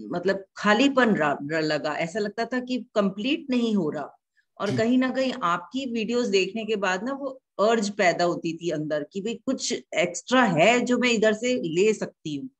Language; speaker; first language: Hindi; native; Hindi